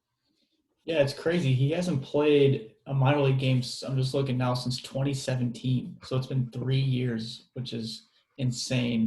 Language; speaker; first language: English; native; English